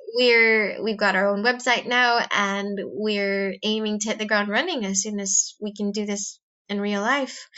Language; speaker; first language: English; non-native, local second language; Cebuano